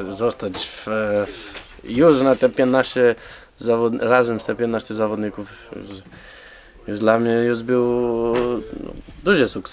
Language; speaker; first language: Polish; non-native, fluent; Spanish